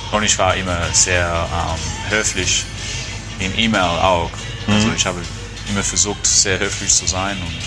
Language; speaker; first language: German; non-native, learner; English